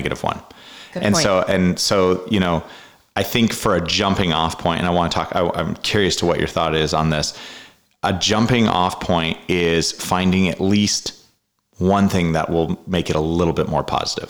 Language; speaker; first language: English; native; English